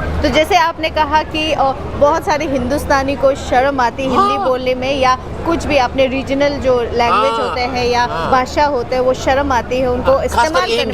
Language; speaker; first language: Hindi; native; Hindi